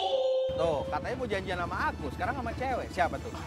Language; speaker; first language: Indonesian; native; Indonesian